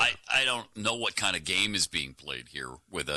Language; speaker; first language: English; native; English